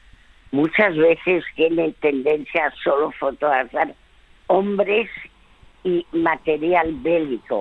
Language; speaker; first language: Spanish; early bilingual, other home language; French